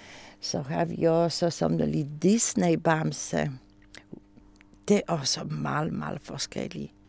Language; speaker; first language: Danish; non-native, learner; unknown